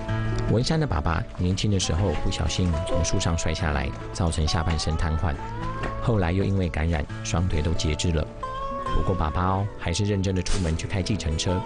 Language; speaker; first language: Chinese; native; Chinese